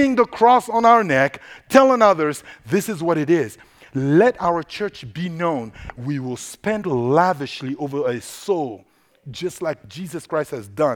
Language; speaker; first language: English; non-native, fluent; Sango